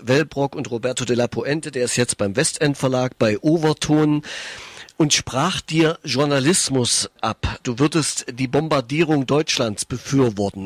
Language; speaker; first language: German; native; German